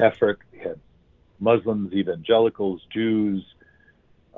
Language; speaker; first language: English; native; English